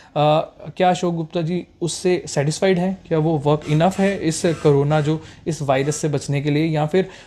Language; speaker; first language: Hindi; non-native, local second language; Dogri